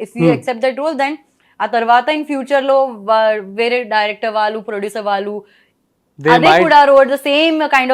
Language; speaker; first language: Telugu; non-native, learner; Gujarati